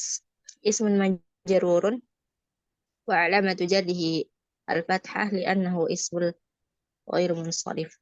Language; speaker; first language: Arabic; non-native, learner; Indonesian